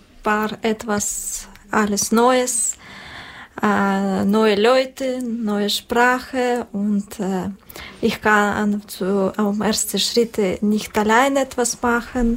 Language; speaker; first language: German; non-native, learner; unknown